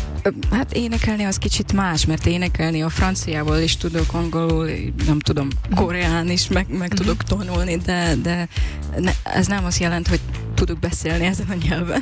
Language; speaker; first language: Hungarian; non-native, local second language; Ukrainian